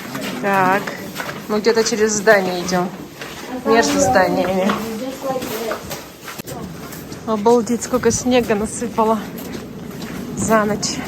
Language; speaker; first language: Russian; native; Russian